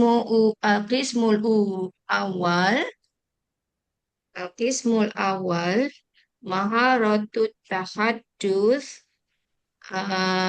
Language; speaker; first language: Arabic; non-native, learner; Malay